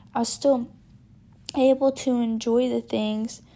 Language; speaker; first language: English; native; English